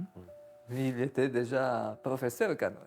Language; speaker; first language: French; non-native, fluent; Romanian